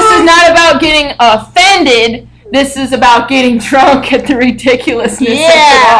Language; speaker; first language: English; native; English